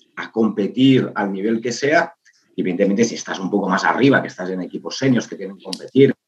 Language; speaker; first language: Spanish; native; Spanish